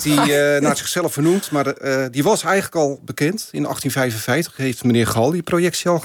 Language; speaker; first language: Dutch; native; Dutch